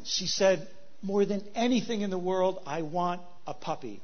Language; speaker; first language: English; native; English